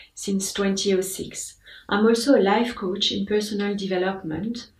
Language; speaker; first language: English; non-native, fluent; French